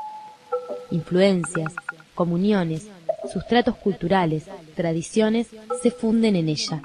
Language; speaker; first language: Spanish; native; Spanish